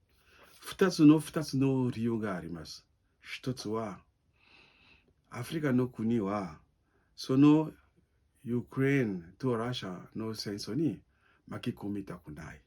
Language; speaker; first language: Japanese; non-native, learner; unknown